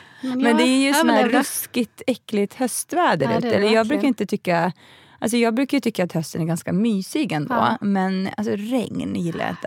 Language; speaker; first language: Swedish; native; Swedish